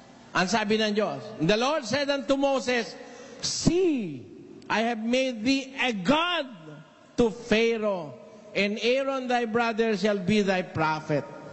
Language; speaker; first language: English; non-native, local second language; Filipino